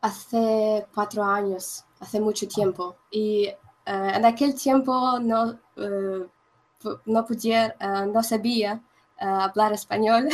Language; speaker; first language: Spanish; non-native, learner; Russian